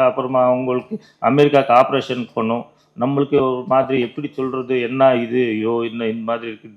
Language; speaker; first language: Tamil; non-native, learner; Kannada